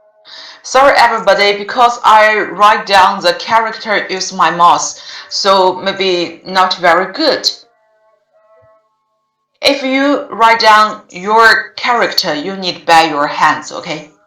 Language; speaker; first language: English; non-native, learner; Chinese